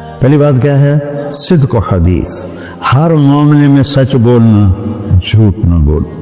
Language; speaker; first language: Urdu; non-native, local second language; Punjabi